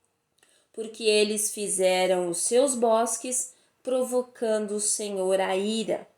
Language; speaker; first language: Portuguese; native; Portuguese